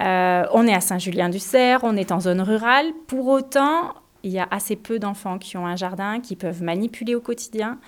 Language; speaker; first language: French; native; French